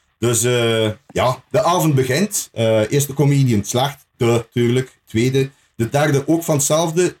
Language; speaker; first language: Dutch; native; Dutch